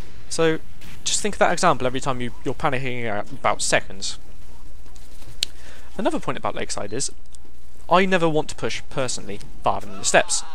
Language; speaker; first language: English; native; English